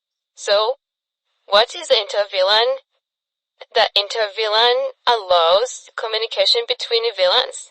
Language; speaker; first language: English; non-native, fluent; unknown